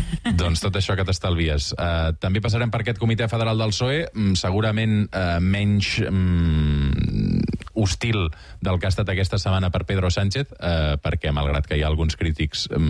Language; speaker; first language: Catalan; native; Catalan